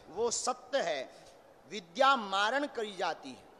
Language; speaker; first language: Hindi; native; Hindi